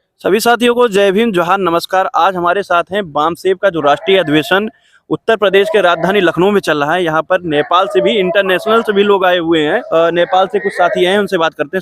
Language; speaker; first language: Hindi; native; Hindi